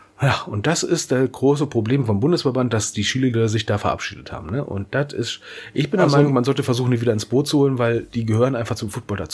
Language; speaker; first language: German; native; German